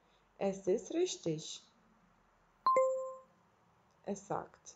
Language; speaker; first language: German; non-native, fluent; Albanian